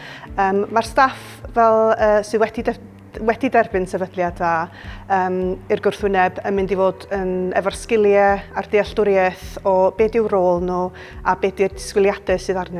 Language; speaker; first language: Welsh; native; Welsh